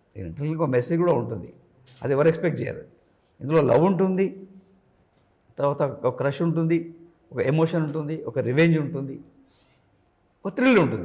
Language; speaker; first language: Telugu; native; Telugu